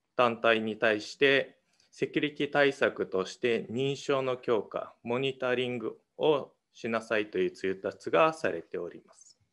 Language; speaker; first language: Japanese; non-native, fluent; Mongolian